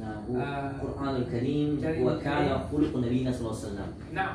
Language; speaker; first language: Arabic; non-native, learner; Uzbek